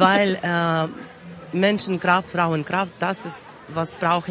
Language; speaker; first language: German; non-native, learner; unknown